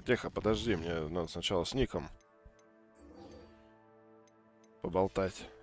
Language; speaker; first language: Russian; native; Russian